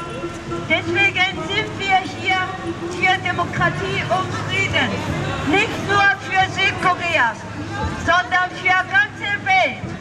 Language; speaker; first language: German; non-native, fluent; Korean